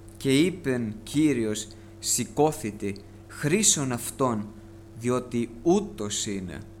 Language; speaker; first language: Greek; early bilingual, heritage; Greek